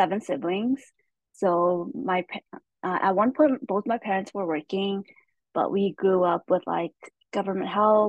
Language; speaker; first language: English; early bilingual, other home language; Hmong